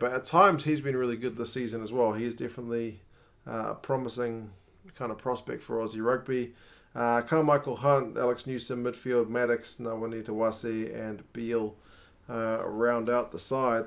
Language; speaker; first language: English; native; English